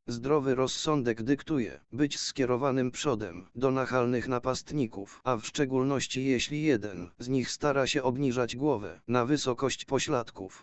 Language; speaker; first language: Polish; native; Polish